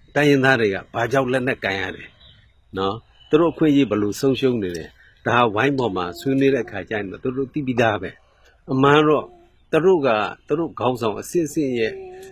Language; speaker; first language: Burmese; non-native, local second language; Mon